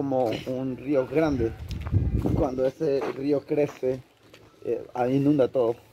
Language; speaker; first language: Spanish; native; Spanish